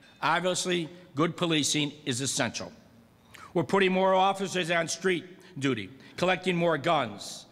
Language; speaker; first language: English; native; English